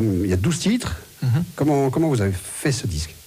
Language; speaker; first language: French; native; French